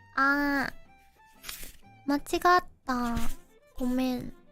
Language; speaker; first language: Japanese; non-native, learner; Indonesian